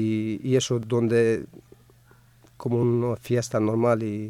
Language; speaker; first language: Spanish; non-native, fluent; Kurdish